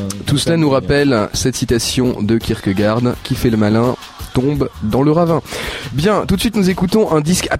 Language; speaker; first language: French; native; French